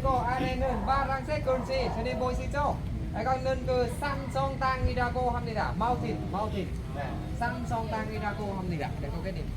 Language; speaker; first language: Korean; non-native, fluent; Vietnamese